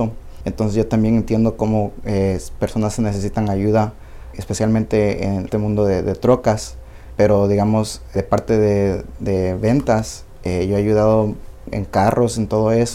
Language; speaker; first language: Spanish; early bilingual, heritage; Spanish